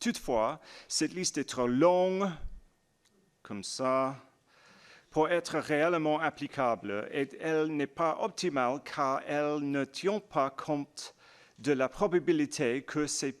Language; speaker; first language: French; non-native, learner; English